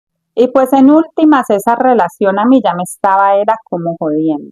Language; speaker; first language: Spanish; native; Spanish